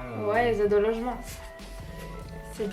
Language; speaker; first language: French; native; French